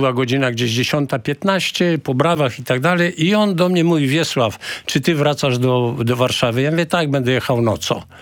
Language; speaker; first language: Polish; native; Polish